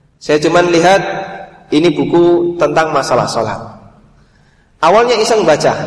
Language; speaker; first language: Indonesian; non-native, local second language; Javanese